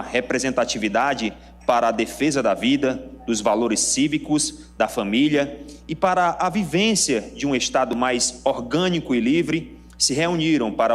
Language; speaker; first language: Portuguese; native; Portuguese